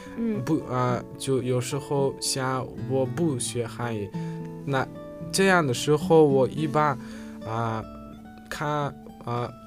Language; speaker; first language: Chinese; non-native, learner; Uzbek